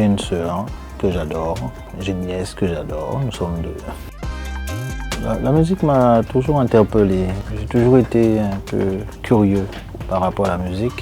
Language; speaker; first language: French; native; French